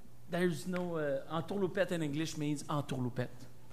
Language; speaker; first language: English; non-native, fluent; French